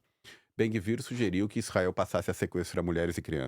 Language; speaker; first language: Portuguese; native; Portuguese